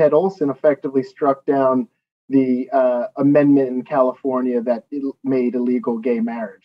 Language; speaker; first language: English; native; English